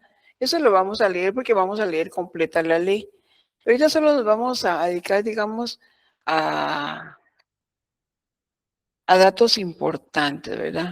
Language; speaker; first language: Spanish; native; Spanish